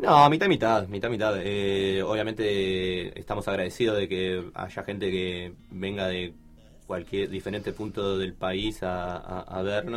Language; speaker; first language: Spanish; native; Spanish